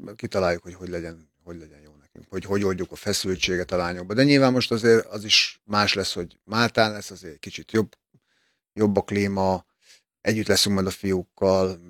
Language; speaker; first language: Hungarian; native; Hungarian